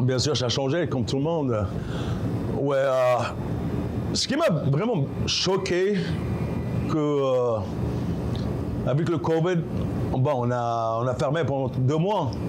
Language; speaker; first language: French; non-native, local second language; Arabic